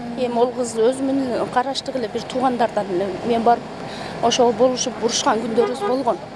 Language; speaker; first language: Kyrgyz; native; Kyrgyz